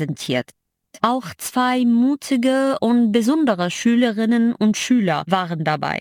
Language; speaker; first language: German; non-native, fluent; Arabic